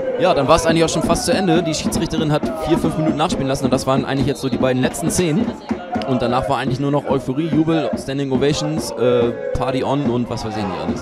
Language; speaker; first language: German; native; German